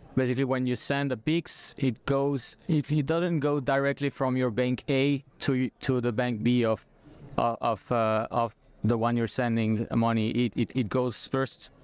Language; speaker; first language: English; non-native, fluent; French